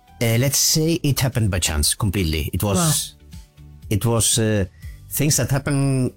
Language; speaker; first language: English; non-native, fluent; German